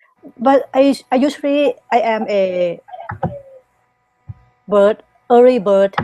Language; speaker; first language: English; non-native, learner; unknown